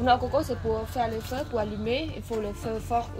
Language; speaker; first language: French; non-native, learner; Khmer